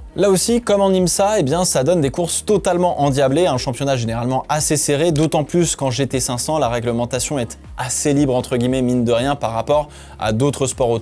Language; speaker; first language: French; native; French